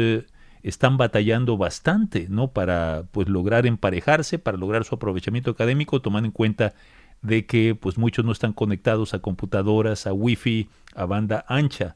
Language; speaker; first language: Spanish; native; Spanish